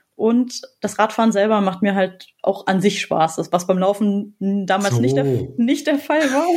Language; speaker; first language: German; native; German